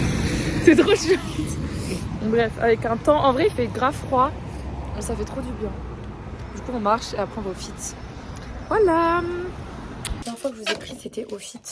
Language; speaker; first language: French; native; French